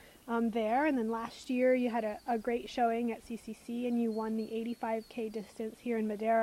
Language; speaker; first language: English; native; English